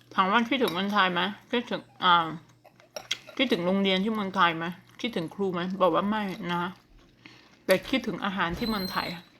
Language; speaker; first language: Thai; non-native, local second language; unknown